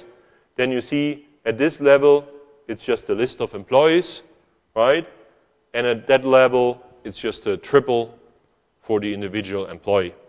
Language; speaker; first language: English; non-native, fluent; German